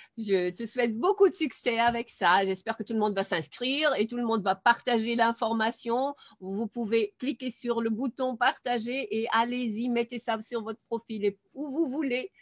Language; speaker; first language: French; non-native, fluent; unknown